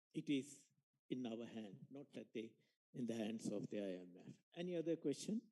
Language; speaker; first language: English; non-native, local second language; Sinhala